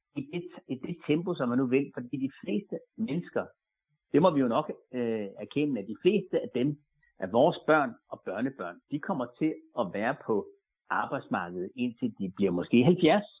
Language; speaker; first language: Danish; native; Danish